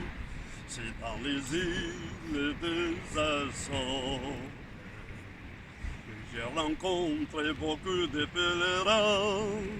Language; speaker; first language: French; non-native, learner; Portuguese